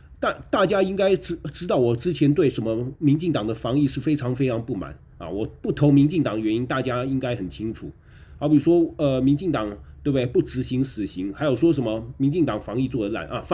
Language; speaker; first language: Chinese; native; Chinese